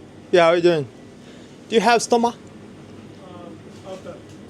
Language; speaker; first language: English; non-native, learner; Mongolian